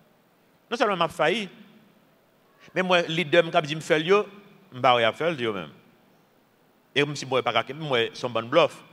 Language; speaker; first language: French; non-native, local second language; Haitian Creole